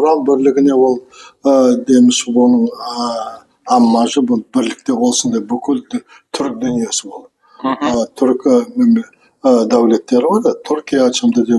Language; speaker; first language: Turkish; non-native, learner; Kazakh